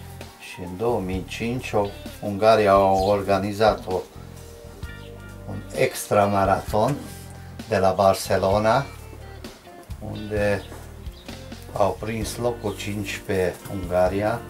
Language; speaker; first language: Romanian; non-native, local second language; Hungarian